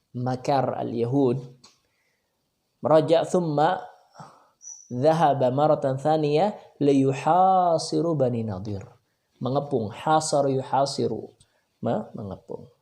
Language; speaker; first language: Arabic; non-native, fluent; Indonesian